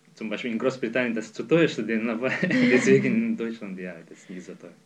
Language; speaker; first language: German; non-native, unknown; Azerbaijani